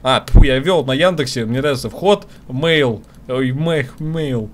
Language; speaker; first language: Russian; native; Russian